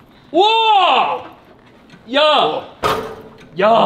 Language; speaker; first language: Korean; native; Korean